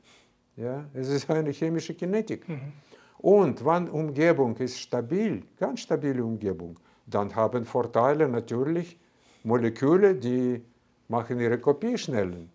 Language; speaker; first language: German; non-native, fluent; Russian